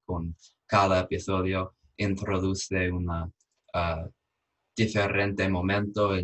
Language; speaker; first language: Spanish; non-native, fluent; English